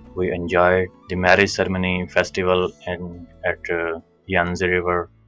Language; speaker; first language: English; non-native, local second language; Punjabi